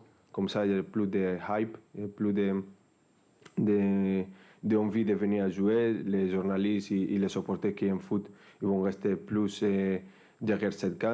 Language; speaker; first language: French; non-native, fluent; Spanish